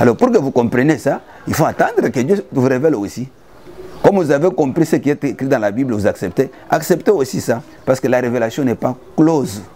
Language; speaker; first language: French; non-native, local second language; Luba-Lulua